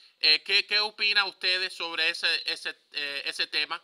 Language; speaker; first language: Spanish; early bilingual, heritage; Spanish